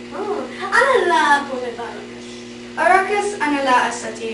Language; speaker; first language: Arabic; non-native, learner; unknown